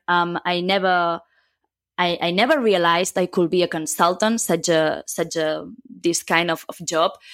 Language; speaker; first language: English; non-native, fluent; Catalan